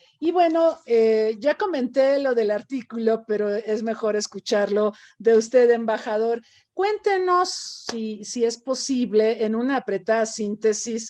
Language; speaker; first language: Spanish; native; Spanish